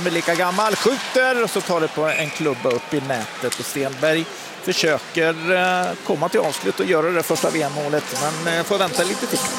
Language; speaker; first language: Swedish; native; Swedish